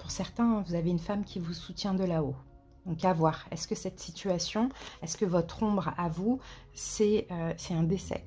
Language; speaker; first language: French; native; French